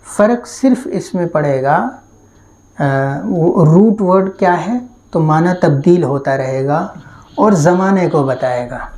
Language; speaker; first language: Urdu; native; Urdu